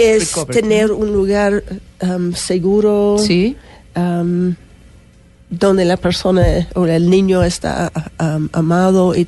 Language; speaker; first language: Spanish; non-native, learner; English